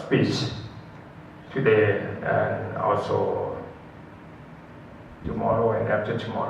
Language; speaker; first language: English; non-native, learner; Thai